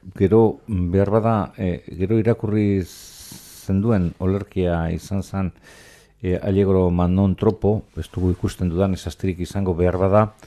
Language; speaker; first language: Basque; native; Basque